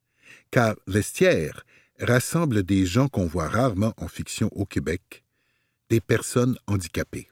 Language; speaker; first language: French; native; French